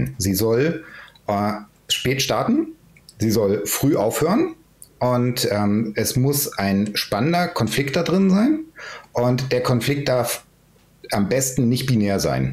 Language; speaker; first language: German; native; German